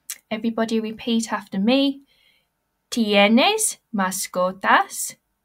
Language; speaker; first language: Spanish; non-native, learner; English